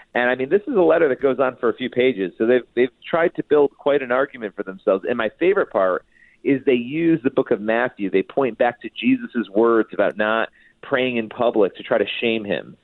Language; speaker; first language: English; native; English